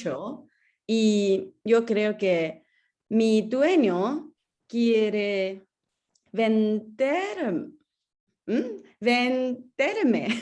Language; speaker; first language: Spanish; non-native, learner; English